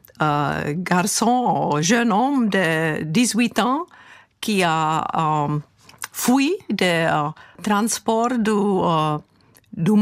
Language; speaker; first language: French; non-native, fluent; Czech